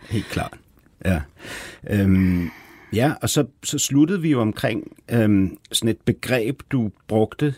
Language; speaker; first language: Danish; native; Danish